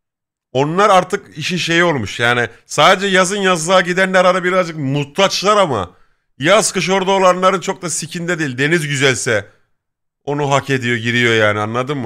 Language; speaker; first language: Turkish; native; Turkish